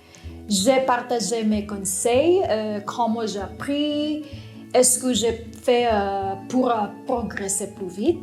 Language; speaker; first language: French; non-native, fluent; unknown